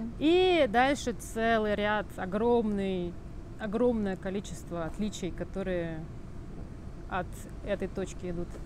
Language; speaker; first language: Russian; native; Russian